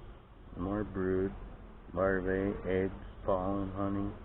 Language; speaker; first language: English; native; English